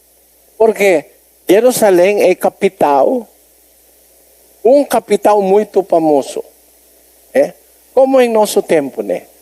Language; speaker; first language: Portuguese; non-native, learner; Filipino